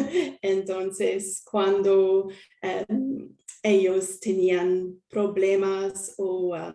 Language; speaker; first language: Spanish; non-native, learner; French